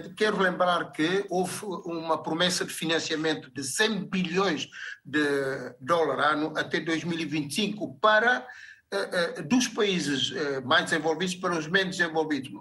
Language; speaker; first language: Portuguese; non-native, local second language; Upper Guinea Crioulo